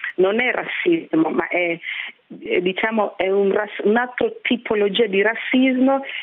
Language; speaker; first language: Italian; non-native, fluent; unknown